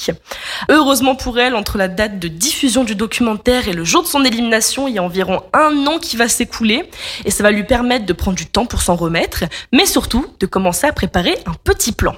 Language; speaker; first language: French; native; French